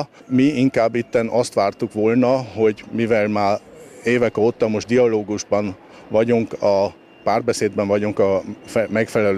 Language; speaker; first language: Hungarian; native; Hungarian